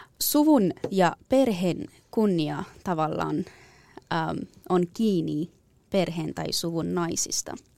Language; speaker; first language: Finnish; non-native, fluent; Persian